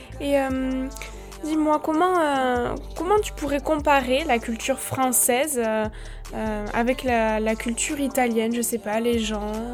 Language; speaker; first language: French; native; French